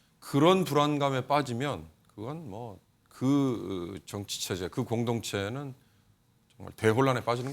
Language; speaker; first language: Korean; native; Korean